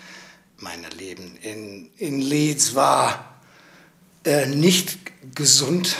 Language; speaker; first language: German; non-native, learner; English